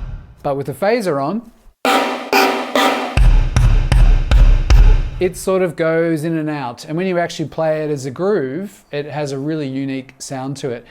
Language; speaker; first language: English; native; English